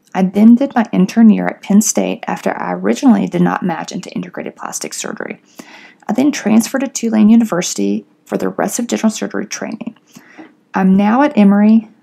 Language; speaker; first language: English; native; English